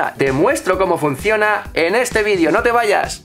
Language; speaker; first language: Spanish; native; Spanish